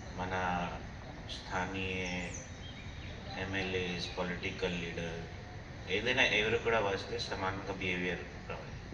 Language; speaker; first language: Telugu; non-native, local second language; Hindi